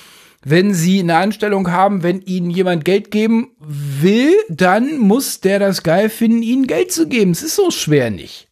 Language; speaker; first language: German; native; German